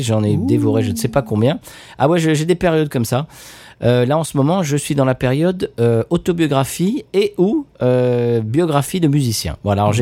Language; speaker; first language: French; native; French